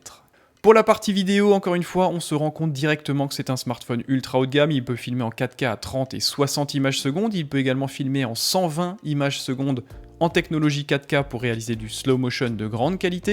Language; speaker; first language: French; native; French